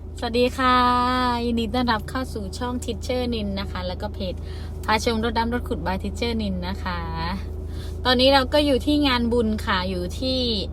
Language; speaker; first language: Thai; non-native, local second language; Khmer